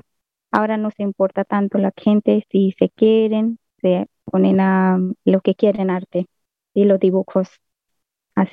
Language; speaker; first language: Spanish; non-native, learner; Hindi